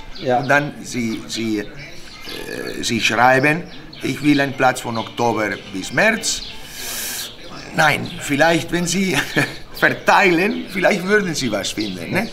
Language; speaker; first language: German; non-native, fluent; Spanish